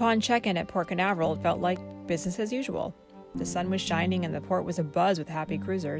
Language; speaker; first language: English; native; English